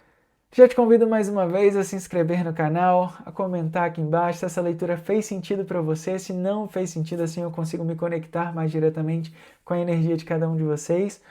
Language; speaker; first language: Portuguese; native; Portuguese